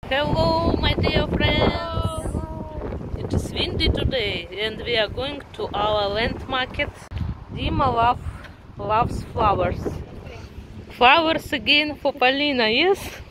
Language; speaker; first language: English; non-native, learner; Russian